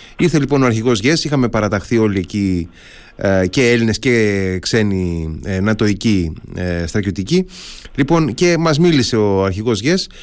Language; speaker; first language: Greek; native; Greek